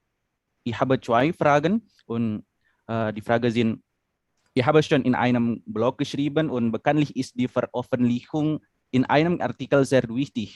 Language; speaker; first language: German; non-native, learner; Indonesian